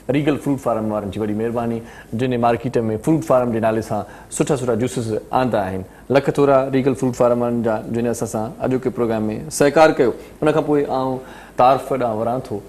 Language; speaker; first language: Sindhi; native; Sindhi